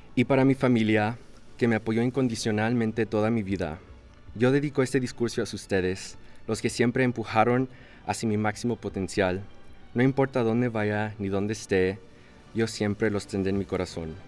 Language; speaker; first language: Spanish; early bilingual, heritage; Spanish